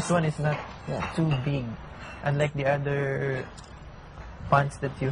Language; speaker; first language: English; non-native, learner; Filipino